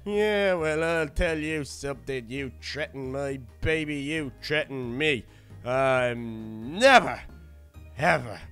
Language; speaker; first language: English; native; English